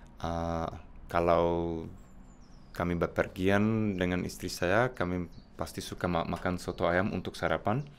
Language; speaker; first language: Indonesian; non-native, fluent; Czech